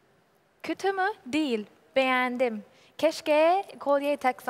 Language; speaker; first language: Turkish; non-native, learner; English